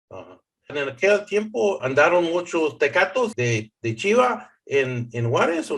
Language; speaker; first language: Spanish; early bilingual, heritage; English